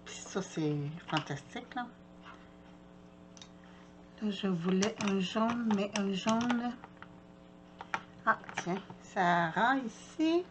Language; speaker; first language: French; native; French